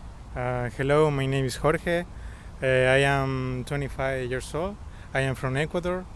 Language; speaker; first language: English; non-native, learner; Spanish